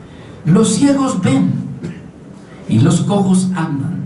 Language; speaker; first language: Spanish; native; Spanish